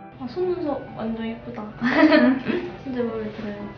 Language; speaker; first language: Korean; non-native, fluent; Cantonese